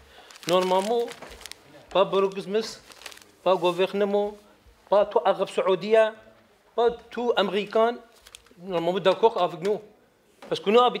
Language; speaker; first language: French; non-native, learner; Arabic